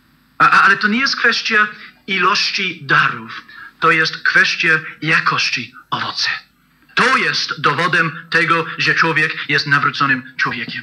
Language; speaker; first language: Polish; non-native, fluent; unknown